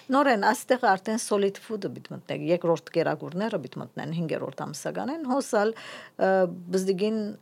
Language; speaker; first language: Armenian; native; Armenian